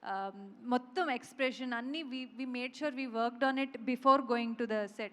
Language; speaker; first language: Telugu; non-native, local second language; Kannada